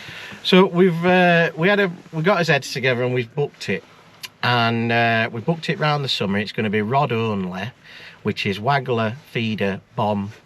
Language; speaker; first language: English; native; English